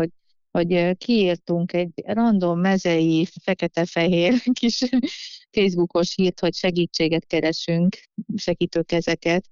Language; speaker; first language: Hungarian; native; Hungarian